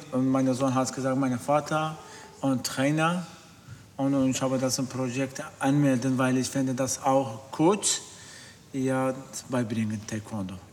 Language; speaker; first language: German; non-native, learner; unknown